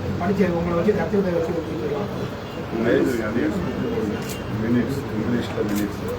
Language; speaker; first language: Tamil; native; Tamil